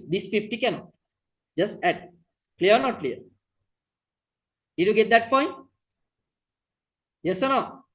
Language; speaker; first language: English; non-native, local second language; Sinhala